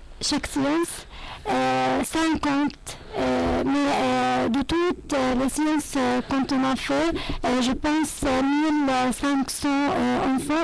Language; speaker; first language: French; non-native, fluent; Arabic